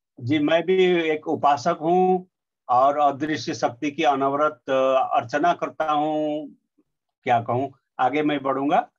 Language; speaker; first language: Hindi; non-native, local second language; Nepali